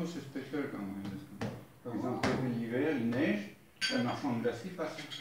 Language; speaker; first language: French; native; French